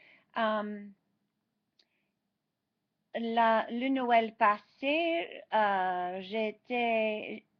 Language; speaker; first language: French; non-native, fluent; English